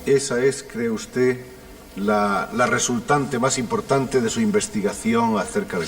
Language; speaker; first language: Spanish; native; Spanish